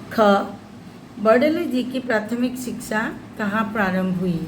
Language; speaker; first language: Hindi; non-native, local second language; Assamese